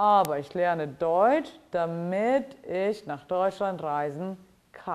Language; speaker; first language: German; non-native, fluent; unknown